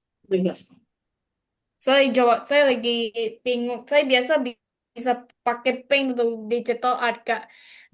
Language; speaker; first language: Indonesian; non-native, learner; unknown